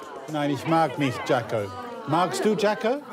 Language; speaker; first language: German; non-native, fluent; English